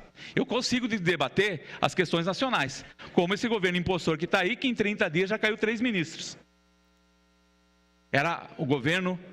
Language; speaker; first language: Portuguese; native; Portuguese